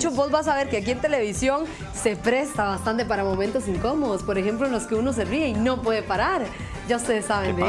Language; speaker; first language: Spanish; native; Spanish